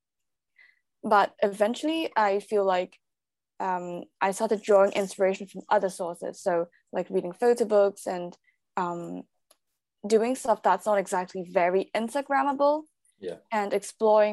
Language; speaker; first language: English; non-native, local second language; Cantonese